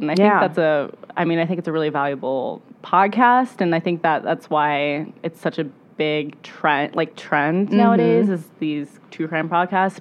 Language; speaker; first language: English; native; English